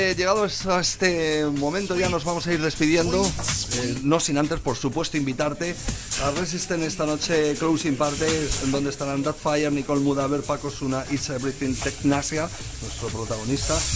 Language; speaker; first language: Spanish; native; Spanish